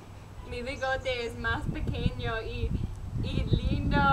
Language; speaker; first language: Spanish; non-native, learner; English